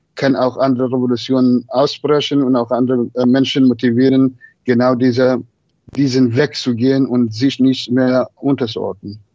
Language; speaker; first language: German; non-native, fluent; Persian